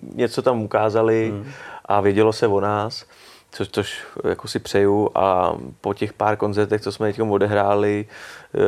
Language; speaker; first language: Czech; native; Czech